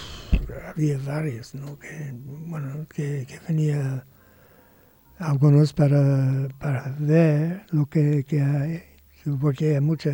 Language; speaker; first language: Spanish; non-native, learner; English